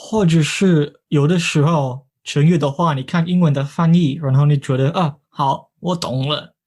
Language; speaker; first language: Chinese; non-native, fluent; English